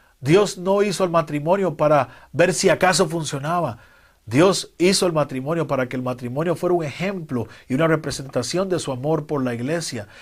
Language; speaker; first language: Spanish; native; Spanish